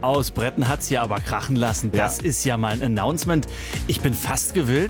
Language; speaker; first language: German; native; German